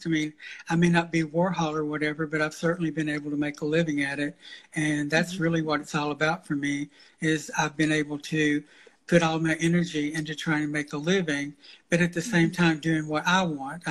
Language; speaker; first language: English; native; English